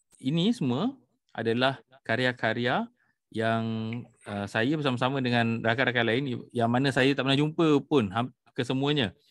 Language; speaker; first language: Malay; native; Malay